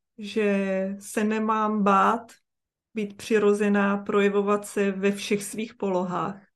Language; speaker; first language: Czech; native; Czech